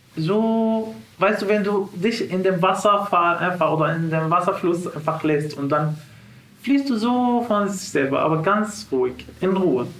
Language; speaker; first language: German; non-native, fluent; Arabic